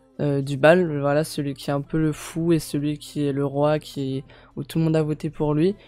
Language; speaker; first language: French; native; French